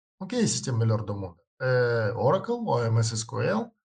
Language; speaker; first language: Portuguese; non-native, learner; Russian